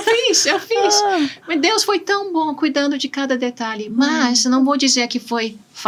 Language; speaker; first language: Portuguese; non-native, fluent; English